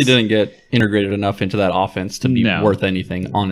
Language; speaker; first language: English; native; English